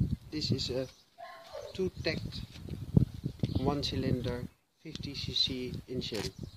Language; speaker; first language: English; non-native, learner; Dutch